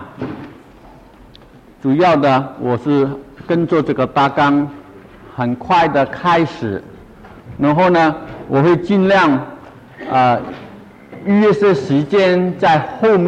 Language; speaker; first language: Chinese; non-native, local second language; Cantonese